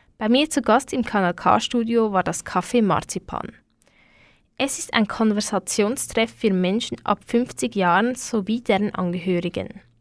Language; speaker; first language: German; native; German